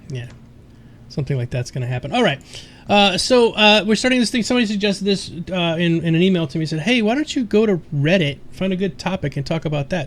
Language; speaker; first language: English; native; English